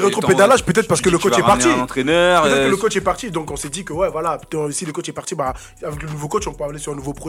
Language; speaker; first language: French; native; French